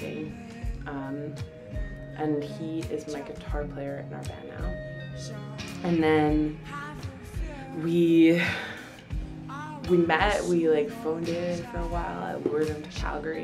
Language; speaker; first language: English; native; English